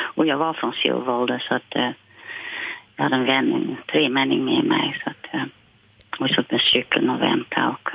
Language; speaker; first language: Swedish; non-native, fluent; Dutch